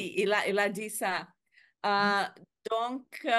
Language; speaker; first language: French; non-native, learner; Portuguese